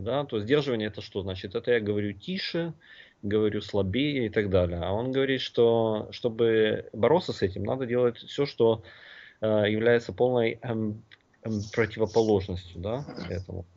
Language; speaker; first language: Russian; native; Russian